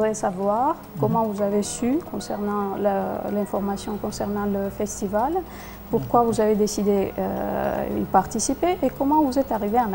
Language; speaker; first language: French; non-native, fluent; Armenian